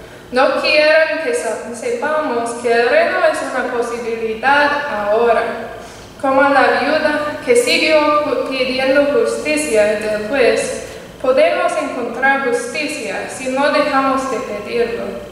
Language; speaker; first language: Spanish; non-native, learner; English